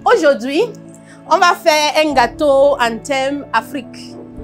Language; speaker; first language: French; non-native, learner; English